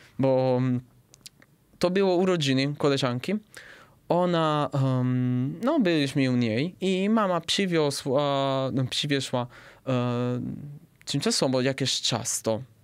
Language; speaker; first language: Polish; non-native, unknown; Italian